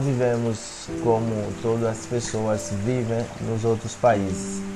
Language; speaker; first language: Portuguese; non-native, fluent; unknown